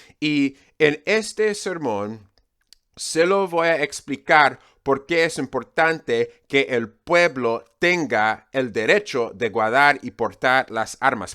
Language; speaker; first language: Spanish; non-native, fluent; English